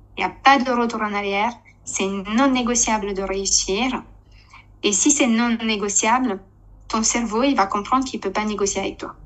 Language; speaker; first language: French; non-native, fluent; Romanian